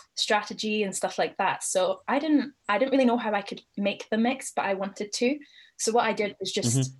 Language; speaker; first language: English; native; English